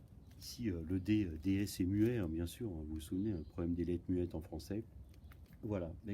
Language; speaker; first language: French; native; French